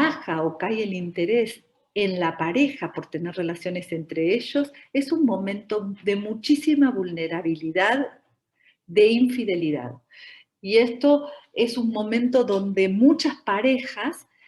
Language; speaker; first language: Spanish; native; Spanish